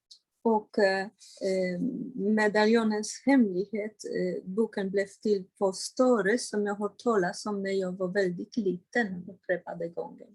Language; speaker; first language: Swedish; non-native, fluent; Polish